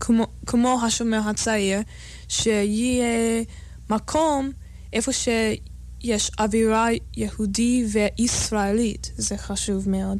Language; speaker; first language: Hebrew; non-native, fluent; English